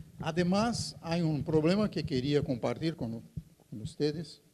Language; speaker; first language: Spanish; non-native, fluent; Portuguese